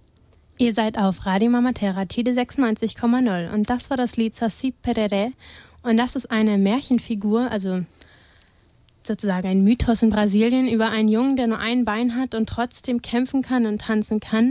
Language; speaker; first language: German; native; German